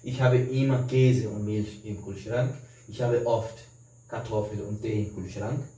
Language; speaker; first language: German; non-native, fluent; Portuguese